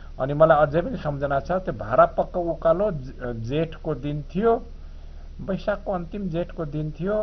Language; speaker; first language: Nepali; non-native, local second language; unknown